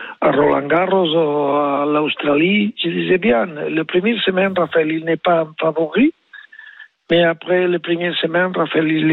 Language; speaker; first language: French; non-native, learner; Spanish